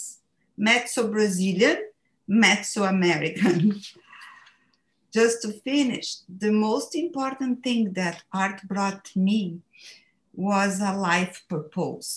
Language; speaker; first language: English; non-native, fluent; Portuguese